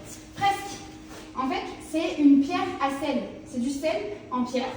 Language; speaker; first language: French; native; French